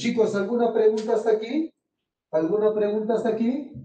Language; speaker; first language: Spanish; native; Spanish